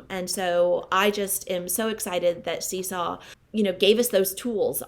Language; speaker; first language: English; native; English